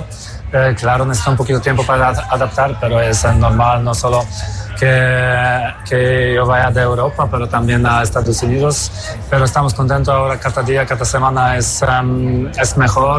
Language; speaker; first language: Spanish; non-native, fluent; Polish